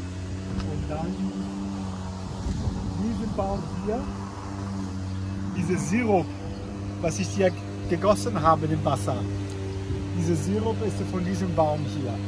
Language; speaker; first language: German; non-native, fluent; Italian